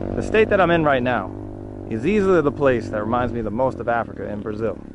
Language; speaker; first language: English; native; English